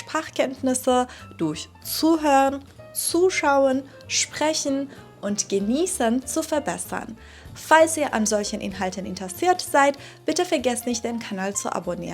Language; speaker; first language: German; non-native, fluent; Persian